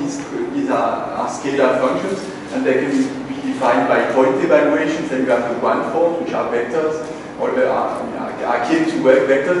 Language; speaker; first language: English; non-native, fluent; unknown